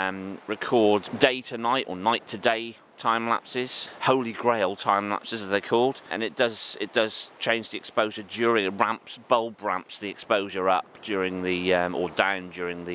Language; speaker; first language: English; native; English